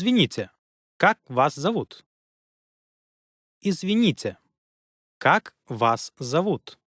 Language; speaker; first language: Russian; non-native, learner; Lithuanian